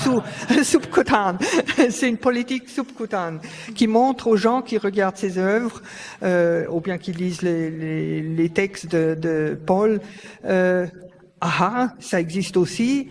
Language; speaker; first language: French; non-native, fluent; German